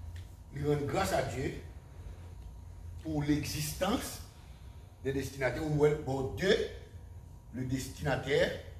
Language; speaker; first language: French; non-native, local second language; Haitian Creole